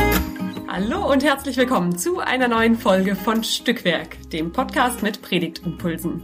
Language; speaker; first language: German; native; German